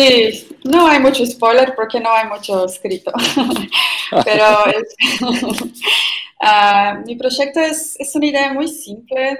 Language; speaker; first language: Spanish; non-native, fluent; Portuguese